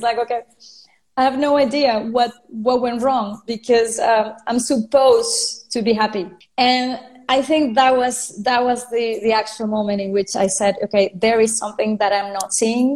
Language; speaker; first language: English; non-native, fluent; Spanish